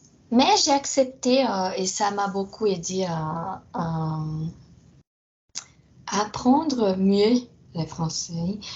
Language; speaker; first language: French; non-native, fluent; Portuguese